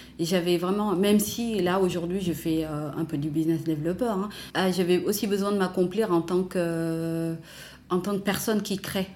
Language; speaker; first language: French; non-native, local second language; Wolof